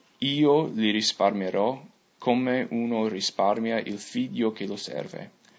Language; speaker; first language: Italian; non-native, fluent; English